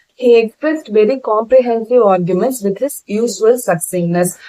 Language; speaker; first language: English; non-native, local second language; Tamil